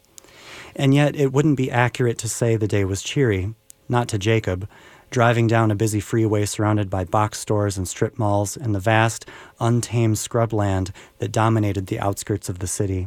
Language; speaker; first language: English; native; English